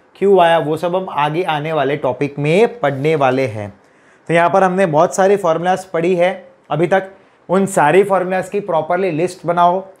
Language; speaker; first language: Hindi; non-native, local second language; Gujarati